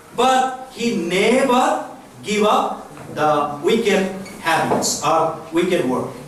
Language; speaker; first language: English; non-native, local second language; Nepali